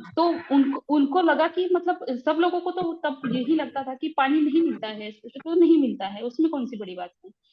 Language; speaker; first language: Hindi; non-native, local second language; Marathi